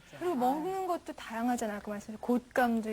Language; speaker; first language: Korean; native; Korean